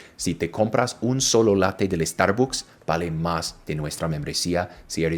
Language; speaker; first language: Spanish; non-native, fluent; English